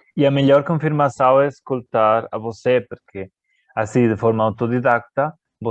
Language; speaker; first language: Portuguese; non-native, fluent; Spanish